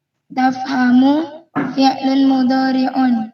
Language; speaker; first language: Arabic; non-native, learner; Indonesian